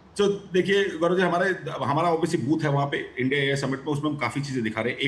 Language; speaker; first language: Hindi; native; Hindi